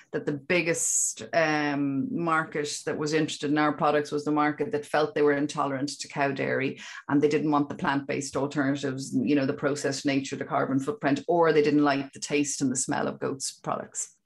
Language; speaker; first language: English; native; English